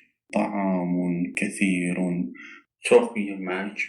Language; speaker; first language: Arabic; non-native, fluent; Azerbaijani